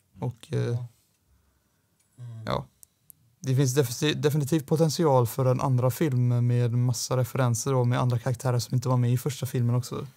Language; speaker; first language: Swedish; native; Swedish